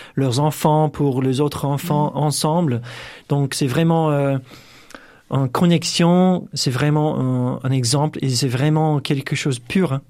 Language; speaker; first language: French; non-native, fluent; English